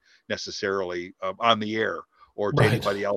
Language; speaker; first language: English; native; English